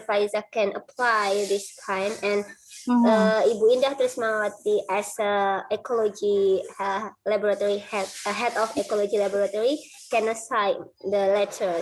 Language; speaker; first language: English; non-native, fluent; Indonesian